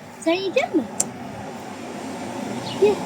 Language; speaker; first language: Turkish; early bilingual, heritage; Turkish